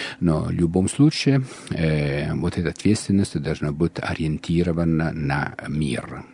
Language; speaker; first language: Russian; non-native, fluent; Italian